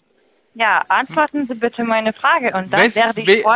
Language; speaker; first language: German; non-native, fluent; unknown